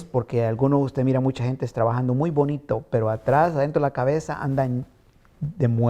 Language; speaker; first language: Spanish; native; Spanish